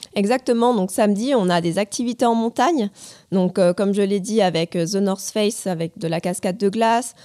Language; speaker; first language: French; native; French